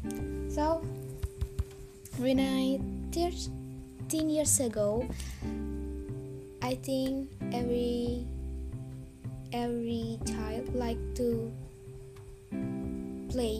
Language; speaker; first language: English; non-native, learner; Indonesian